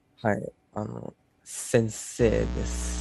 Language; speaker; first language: Japanese; early bilingual, heritage; English